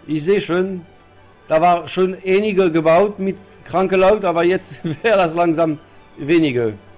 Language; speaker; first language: German; non-native, learner; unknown